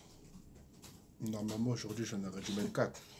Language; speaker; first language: French; native; French